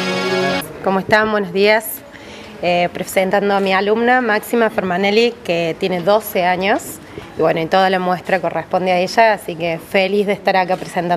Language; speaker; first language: Spanish; native; Spanish